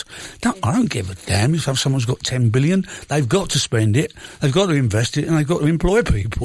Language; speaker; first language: English; native; English